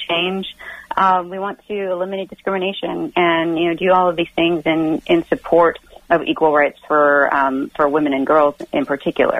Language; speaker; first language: English; native; English